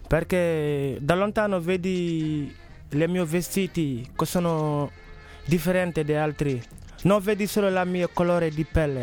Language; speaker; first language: Italian; non-native, learner; Wolof